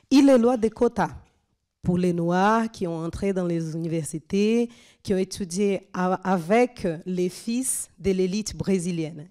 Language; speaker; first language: French; non-native, fluent; Portuguese